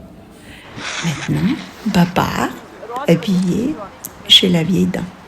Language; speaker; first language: French; non-native, fluent; Russian